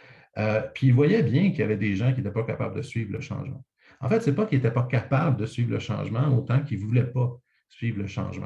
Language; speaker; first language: French; native; French